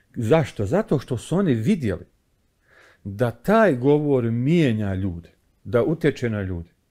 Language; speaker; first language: Bosnian; native; Bosnian